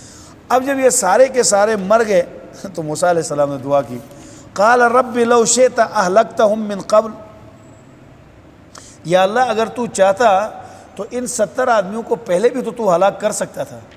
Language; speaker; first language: Urdu; native; Urdu